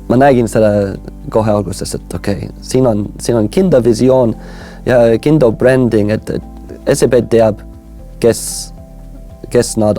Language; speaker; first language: Estonian; non-native, fluent; English